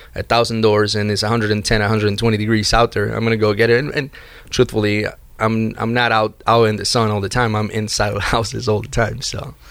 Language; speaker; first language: English; early bilingual, other home language; Spanish